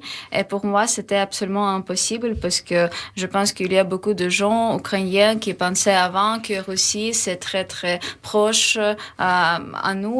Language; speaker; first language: French; non-native, learner; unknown